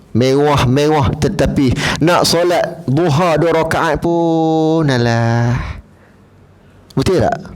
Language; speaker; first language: Malay; native; Malay